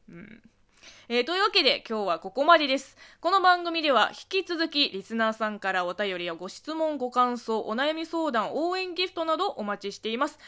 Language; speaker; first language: Japanese; non-native, fluent; Chinese